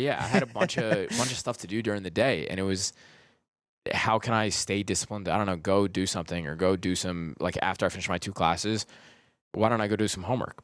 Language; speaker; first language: English; early bilingual, heritage; Persian